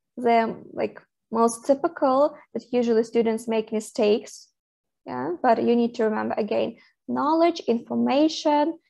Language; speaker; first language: English; non-native, fluent; Ukrainian